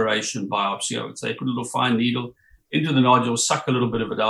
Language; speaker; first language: English; native; English